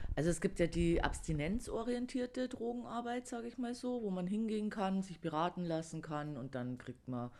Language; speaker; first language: German; native; German